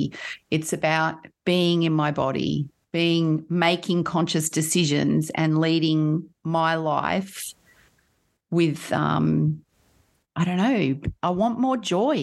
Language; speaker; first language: English; native; English